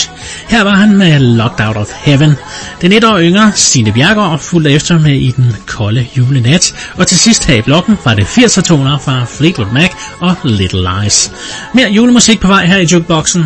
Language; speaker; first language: Danish; native; Danish